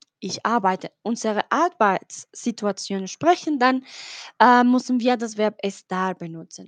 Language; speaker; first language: German; non-native, fluent; Spanish